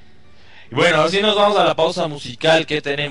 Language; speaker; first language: Spanish; native; Spanish